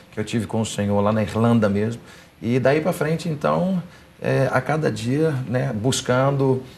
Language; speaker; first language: Portuguese; non-native, fluent; English